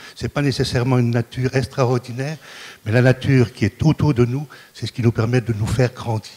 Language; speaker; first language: French; native; French